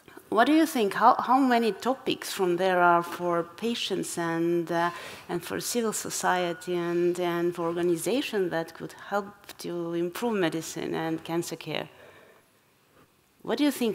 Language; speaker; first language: English; non-native, fluent; Estonian